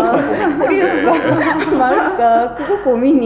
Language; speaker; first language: Korean; non-native, fluent; Japanese